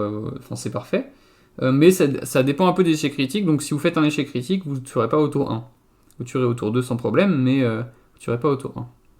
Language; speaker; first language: French; native; French